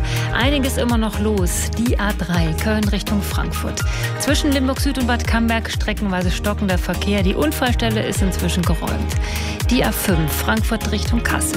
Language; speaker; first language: German; native; German